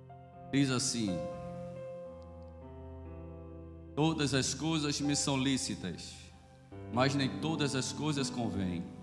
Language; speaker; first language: Portuguese; native; Portuguese